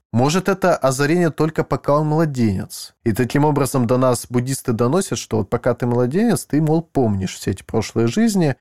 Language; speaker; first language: Russian; native; Russian